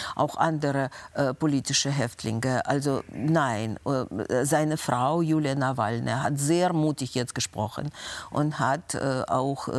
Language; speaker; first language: German; non-native, fluent; Russian